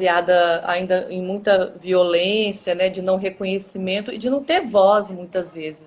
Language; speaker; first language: Portuguese; native; Portuguese